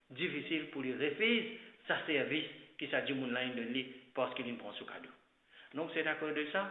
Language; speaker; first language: French; non-native, local second language; Morisyen